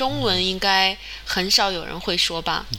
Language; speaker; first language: Chinese; non-native, fluent; Japanese